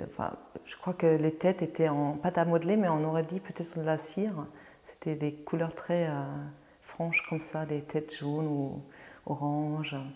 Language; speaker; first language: French; non-native, fluent; German